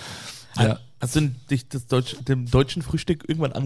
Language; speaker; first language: German; native; German